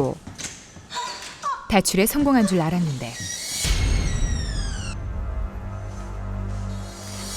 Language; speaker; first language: Korean; non-native, fluent; Vietnamese